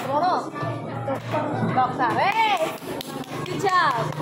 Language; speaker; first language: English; non-native, fluent; Indonesian